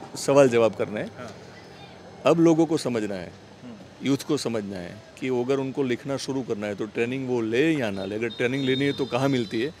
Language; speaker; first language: Hindi; non-native, local second language; Gujarati